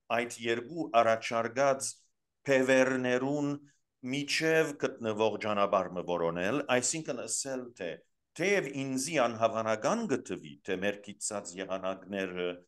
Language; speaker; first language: Armenian; early bilingual, heritage; Armenian